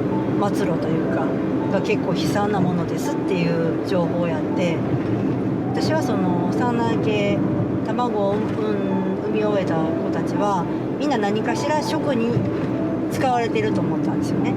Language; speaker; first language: Japanese; native; Japanese